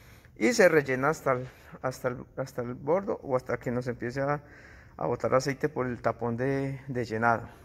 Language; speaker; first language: Spanish; native; Spanish